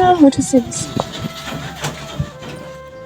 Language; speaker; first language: English; non-native, learner; Chinese